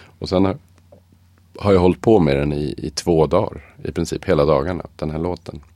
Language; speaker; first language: Swedish; native; Swedish